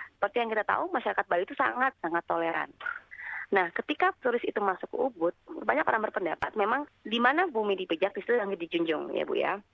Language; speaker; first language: Indonesian; native; Indonesian